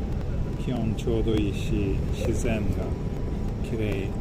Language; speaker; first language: Japanese; non-native, fluent; Swedish